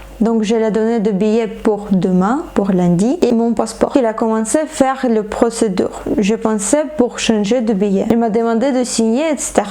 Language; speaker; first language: French; non-native, fluent; Ukrainian